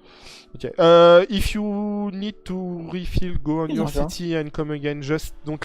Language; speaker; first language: English; non-native, learner; French